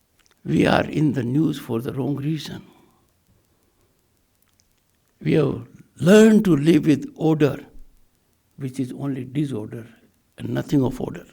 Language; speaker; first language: English; non-native, local second language; Hindi